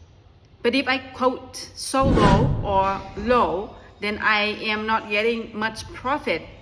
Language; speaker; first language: English; non-native, fluent; Vietnamese